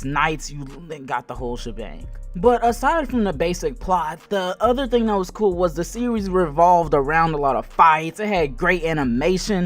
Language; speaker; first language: English; native; English